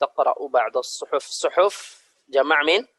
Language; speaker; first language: Arabic; non-native, fluent; Indonesian